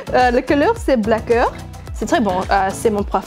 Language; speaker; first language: French; non-native, learner; English